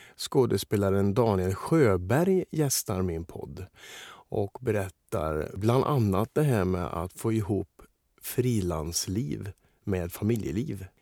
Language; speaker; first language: Swedish; native; Swedish